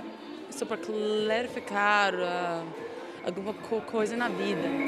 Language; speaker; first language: Portuguese; non-native, fluent; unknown